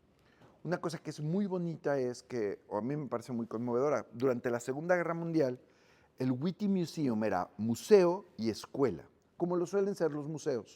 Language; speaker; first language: Spanish; native; Spanish